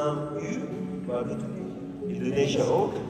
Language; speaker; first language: Dutch; non-native, learner; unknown